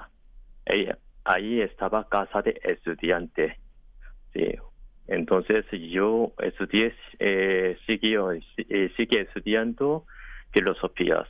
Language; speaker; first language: Spanish; non-native, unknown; Korean